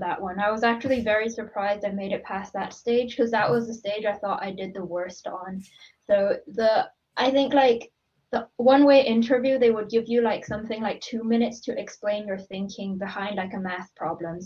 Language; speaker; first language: English; non-native, local second language; Cantonese